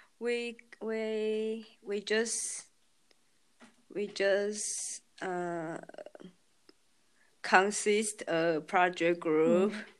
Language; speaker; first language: English; non-native, learner; Chinese